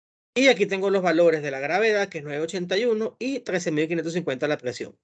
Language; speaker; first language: Spanish; native; Spanish